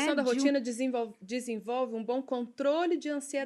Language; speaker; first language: Portuguese; native; Portuguese